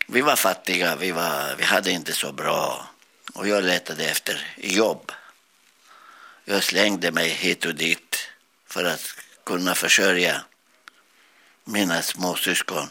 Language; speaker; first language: Swedish; non-native, learner; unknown